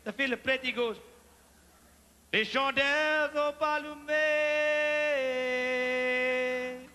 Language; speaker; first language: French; native; French